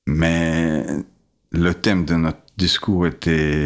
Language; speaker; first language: French; non-native, fluent; Russian